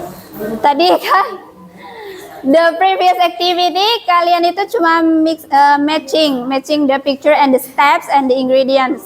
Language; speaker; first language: English; non-native, fluent; Indonesian